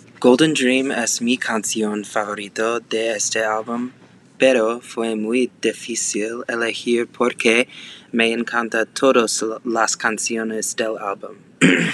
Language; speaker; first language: Spanish; non-native, learner; English